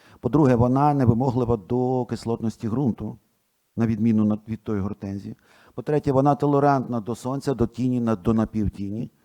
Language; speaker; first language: Ukrainian; non-native, local second language; Russian